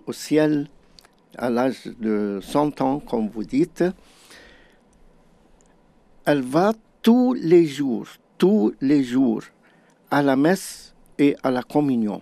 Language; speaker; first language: French; non-native, fluent; Arabic